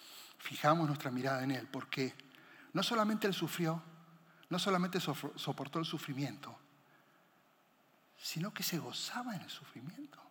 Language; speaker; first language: Spanish; native; Spanish